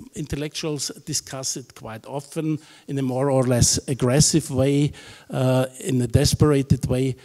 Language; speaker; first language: English; non-native, fluent; German